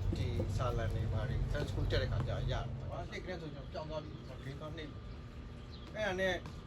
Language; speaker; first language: Burmese; non-native, local second language; S'gaw Karen